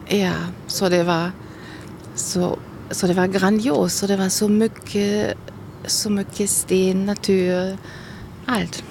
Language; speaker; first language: Swedish; non-native, learner; German